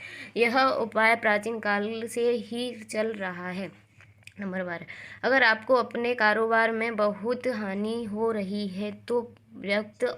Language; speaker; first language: Hindi; native; Hindi